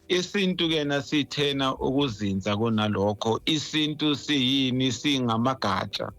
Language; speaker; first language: Zulu; native; Zulu